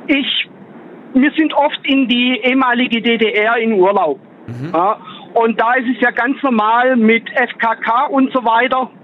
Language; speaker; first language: German; native; German